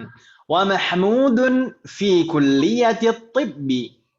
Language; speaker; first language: Arabic; non-native, fluent; Indonesian